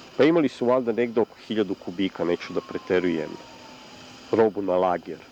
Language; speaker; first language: Serbian; non-native, local second language; Hungarian